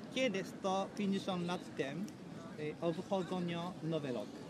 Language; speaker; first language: Polish; non-native, learner; Japanese